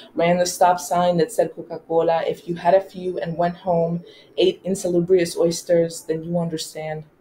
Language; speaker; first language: English; non-native, local second language; Spanish